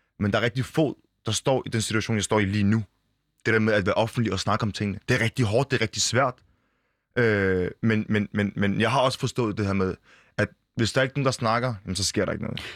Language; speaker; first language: Danish; early bilingual, other home language; Arabic